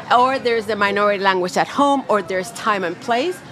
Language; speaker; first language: English; non-native, local second language; Spanish